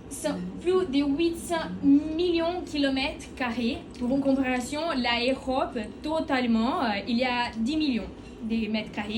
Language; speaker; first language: French; non-native, learner; Portuguese